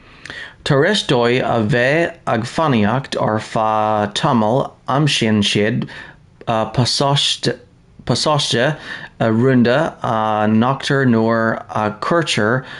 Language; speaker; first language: Irish; non-native, learner; English